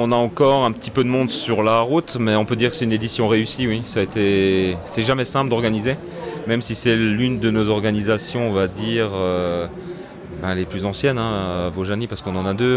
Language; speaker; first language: French; native; French